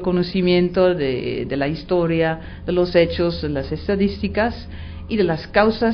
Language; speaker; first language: Spanish; non-native, fluent; Dutch